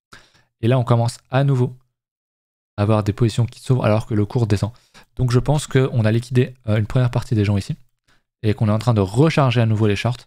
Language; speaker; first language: French; native; French